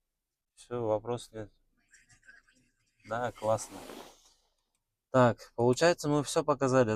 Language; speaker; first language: Russian; non-native, learner; Kyrgyz